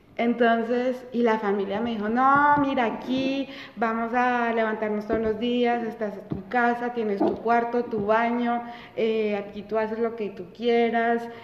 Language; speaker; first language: Spanish; early bilingual, heritage; Spanish